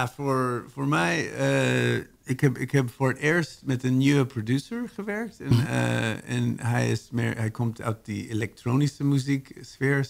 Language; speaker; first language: Dutch; non-native, learner; English